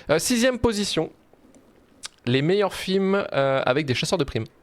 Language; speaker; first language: French; native; French